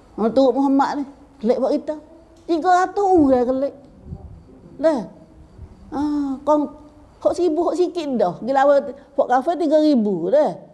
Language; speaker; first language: Malay; native; Malay